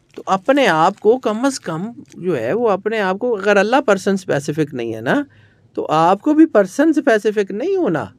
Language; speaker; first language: Urdu; non-native, local second language; Punjabi